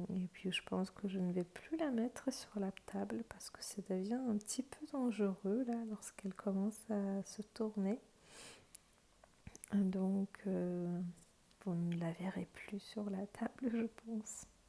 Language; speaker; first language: French; non-native, fluent; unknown